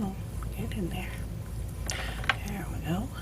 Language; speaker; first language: English; native; English